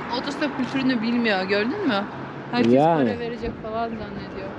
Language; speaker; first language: Turkish; non-native, fluent; Kyrgyz